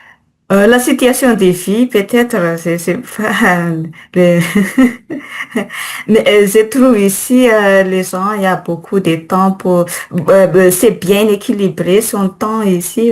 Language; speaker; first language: French; non-native, learner; Malagasy